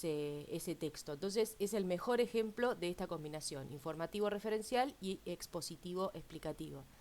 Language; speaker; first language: Spanish; native; Spanish